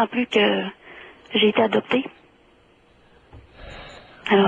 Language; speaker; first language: French; native; French